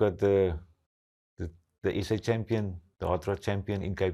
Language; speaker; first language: English; non-native, local second language; Afrikaans